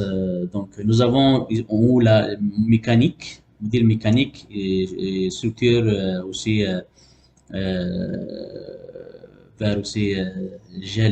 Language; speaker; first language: French; non-native, local second language; Arabic